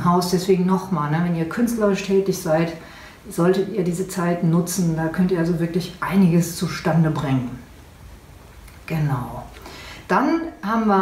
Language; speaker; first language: German; native; German